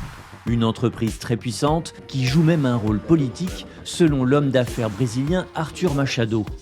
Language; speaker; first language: French; native; French